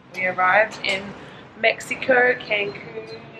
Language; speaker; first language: English; native; English